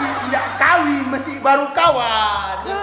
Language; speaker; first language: Indonesian; native; Indonesian